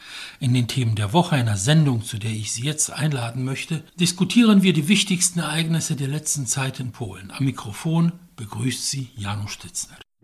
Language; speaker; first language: German; non-native, fluent; Polish